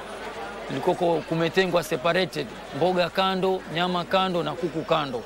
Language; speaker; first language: Swahili; native; Swahili